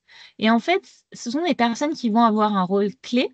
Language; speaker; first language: French; native; French